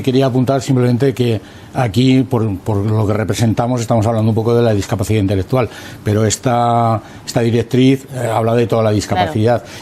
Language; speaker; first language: Spanish; native; Spanish